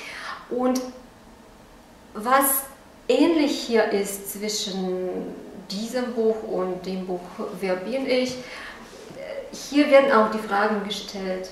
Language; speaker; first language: German; non-native, fluent; Russian